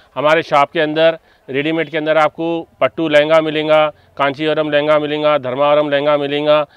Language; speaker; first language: Hindi; non-native, local second language; Telugu